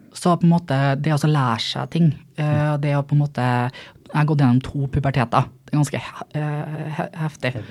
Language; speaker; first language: Norwegian; native; Norwegian